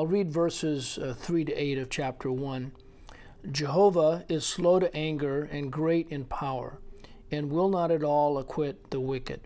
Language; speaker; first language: English; native; English